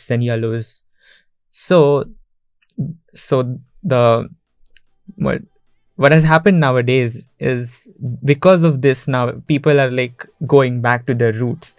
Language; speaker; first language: English; non-native, local second language; Marathi